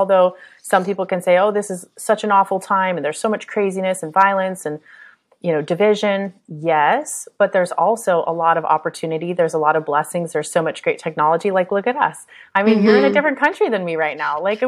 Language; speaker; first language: English; native; English